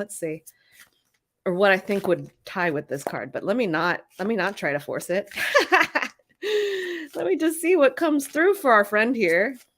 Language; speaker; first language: English; native; English